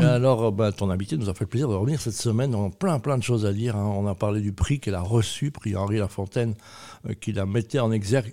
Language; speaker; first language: French; native; French